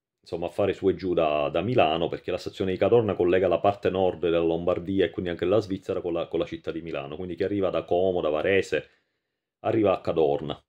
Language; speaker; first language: Italian; native; Italian